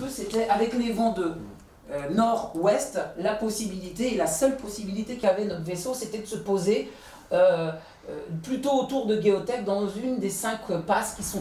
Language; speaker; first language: French; native; French